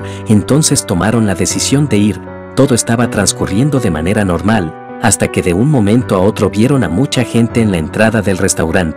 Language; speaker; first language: Spanish; native; Spanish